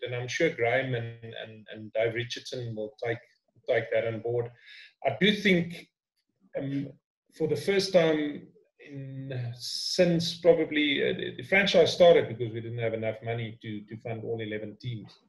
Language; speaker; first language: English; non-native, local second language; Afrikaans